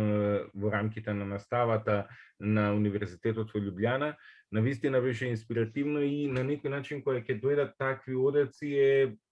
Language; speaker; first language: Macedonian; native; Macedonian